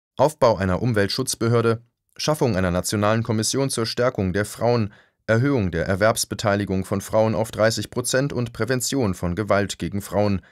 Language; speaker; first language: German; native; German